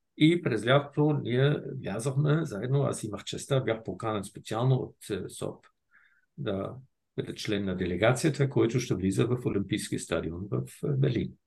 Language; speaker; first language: Bulgarian; non-native, fluent; German